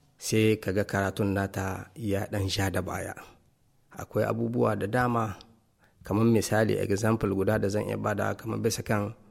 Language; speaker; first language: Hausa; native; Hausa